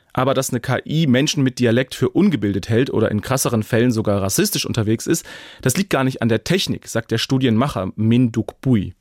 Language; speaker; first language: German; native; German